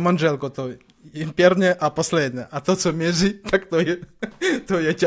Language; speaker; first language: Czech; non-native, learner; Ukrainian